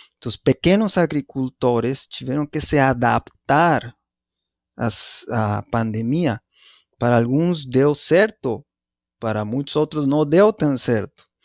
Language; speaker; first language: Portuguese; non-native, fluent; Spanish